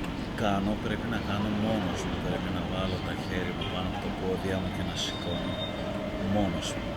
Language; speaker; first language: Greek; non-native, learner; Persian